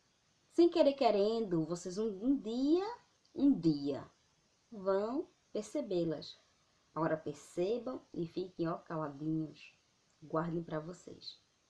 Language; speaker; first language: Portuguese; native; Portuguese